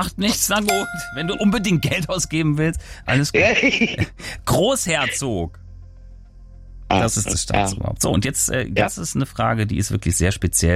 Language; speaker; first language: German; native; German